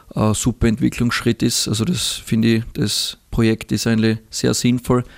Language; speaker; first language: German; native; German